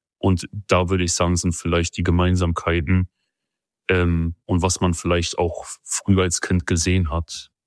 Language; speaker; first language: German; early bilingual, other home language; Kurdish